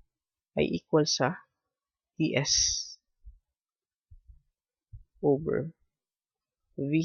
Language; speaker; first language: Filipino; native; Filipino